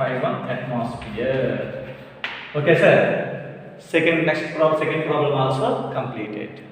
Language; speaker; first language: English; non-native, local second language; Telugu